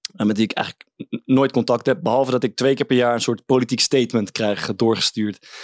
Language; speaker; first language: Dutch; native; Dutch